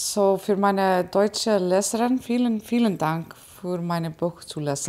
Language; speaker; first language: German; non-native, learner; Icelandic